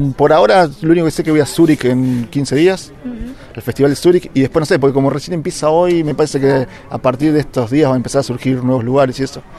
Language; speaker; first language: Spanish; native; Spanish